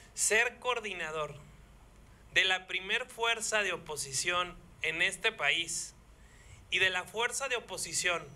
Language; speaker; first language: Spanish; native; Spanish